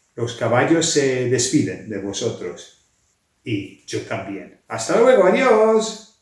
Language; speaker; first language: Spanish; non-native, fluent; English